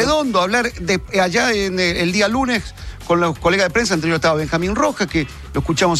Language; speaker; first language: Spanish; native; Spanish